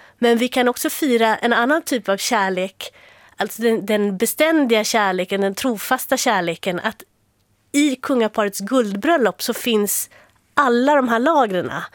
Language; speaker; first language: Swedish; native; Swedish